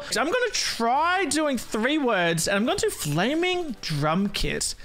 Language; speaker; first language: English; native; English